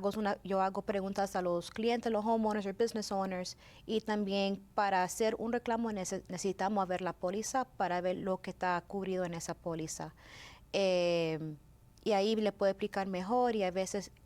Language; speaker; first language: Spanish; early bilingual, heritage; Spanish